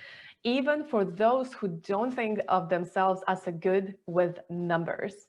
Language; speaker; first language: English; non-native, fluent; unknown